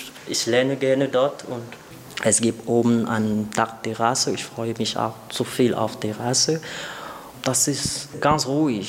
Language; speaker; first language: German; non-native, learner; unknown